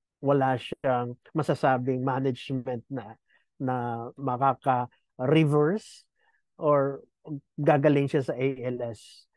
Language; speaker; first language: Filipino; native; Filipino